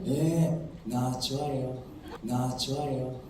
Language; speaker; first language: Korean; non-native, learner; Japanese